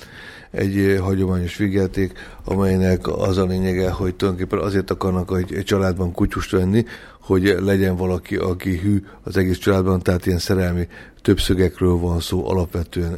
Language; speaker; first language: Hungarian; native; Hungarian